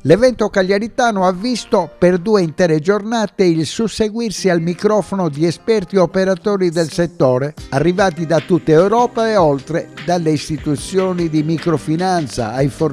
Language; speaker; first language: Italian; native; Italian